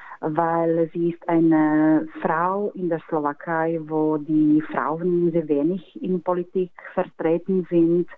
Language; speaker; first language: German; non-native, fluent; Slovak